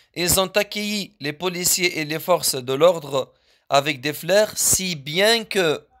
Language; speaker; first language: French; non-native, local second language; Arabic